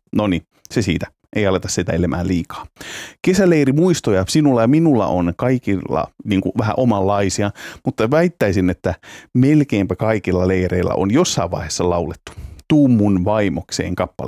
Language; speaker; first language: Finnish; native; Finnish